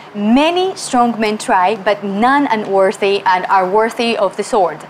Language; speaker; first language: English; non-native, fluent; Georgian